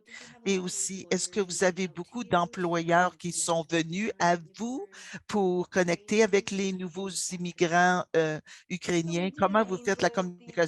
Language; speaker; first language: French; non-native, fluent; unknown